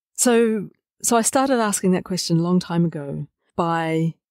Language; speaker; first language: English; native; English